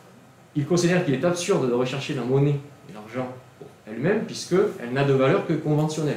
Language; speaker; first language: French; native; French